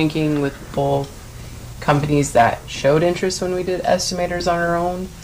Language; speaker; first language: English; native; English